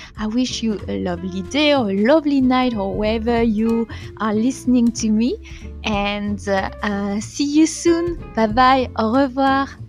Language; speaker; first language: English; non-native, fluent; French